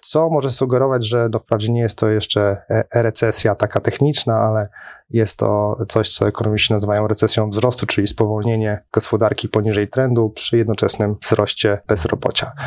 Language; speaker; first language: Polish; native; Polish